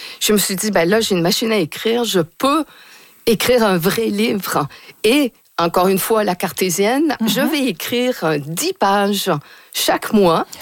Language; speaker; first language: French; native; French